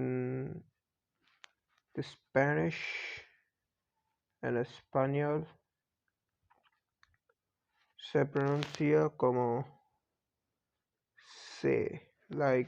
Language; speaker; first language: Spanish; non-native, learner; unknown